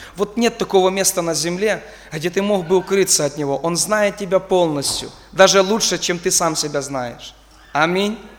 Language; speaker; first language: Russian; non-native, local second language; Ukrainian